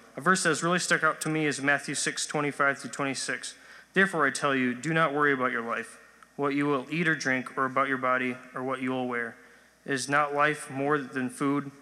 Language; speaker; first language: English; native; English